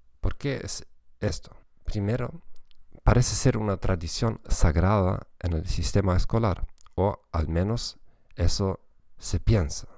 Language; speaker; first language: Spanish; non-native, fluent; German